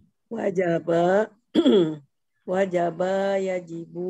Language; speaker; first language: Arabic; non-native, learner; Indonesian